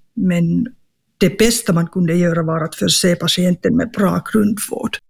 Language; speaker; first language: Swedish; non-native, local second language; Finnish